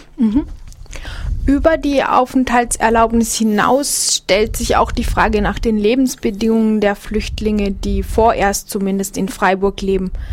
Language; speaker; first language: German; native; German